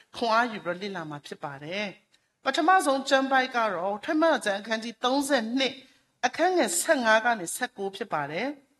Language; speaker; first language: Burmese; non-native, local second language; S'gaw Karen